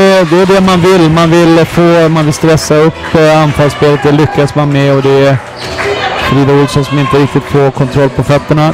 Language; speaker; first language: Swedish; native; Swedish